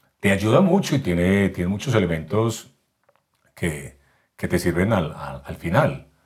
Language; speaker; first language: Spanish; native; Spanish